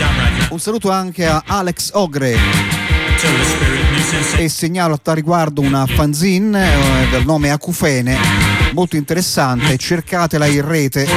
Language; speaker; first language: Italian; native; Italian